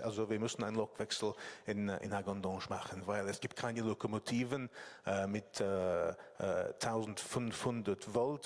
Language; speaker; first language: German; non-native, learner; English